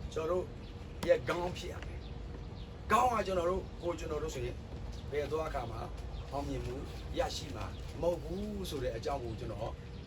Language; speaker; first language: Burmese; non-native, local second language; S'gaw Karen